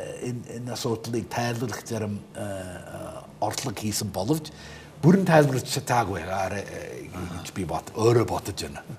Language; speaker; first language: Mongolian; non-native, fluent; English